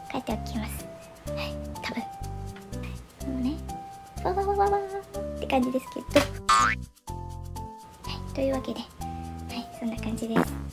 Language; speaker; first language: Japanese; native; Japanese